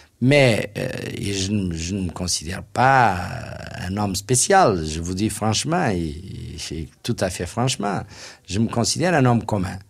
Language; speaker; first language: French; non-native, fluent; Portuguese